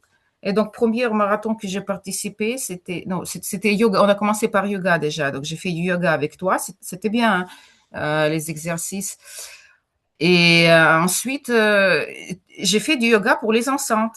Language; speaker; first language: French; non-native, fluent; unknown